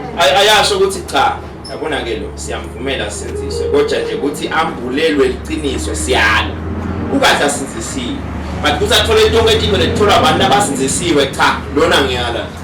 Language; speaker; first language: Zulu; non-native, local second language; Swati